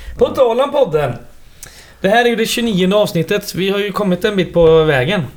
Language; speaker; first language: Swedish; native; Swedish